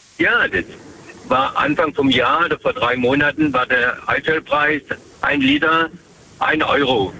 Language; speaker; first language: German; native; German